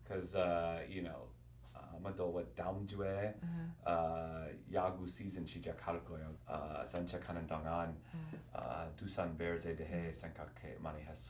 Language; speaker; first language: Korean; non-native, learner; English